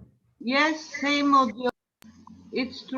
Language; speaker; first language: English; non-native, learner; Turkish